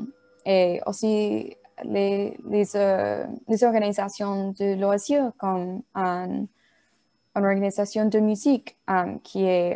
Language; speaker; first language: French; non-native, learner; English